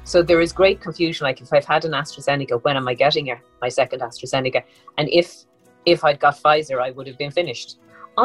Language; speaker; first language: English; native; English